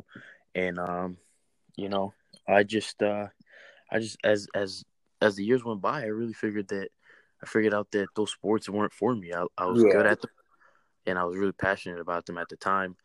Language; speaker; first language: English; native; English